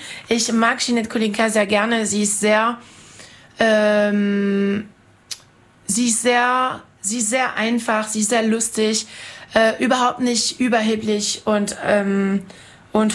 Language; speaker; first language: German; non-native, fluent; French